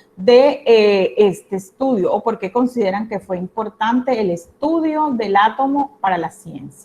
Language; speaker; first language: Spanish; native; Spanish